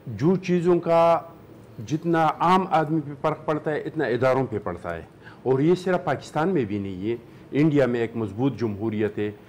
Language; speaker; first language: Urdu; non-native, local second language; Pashto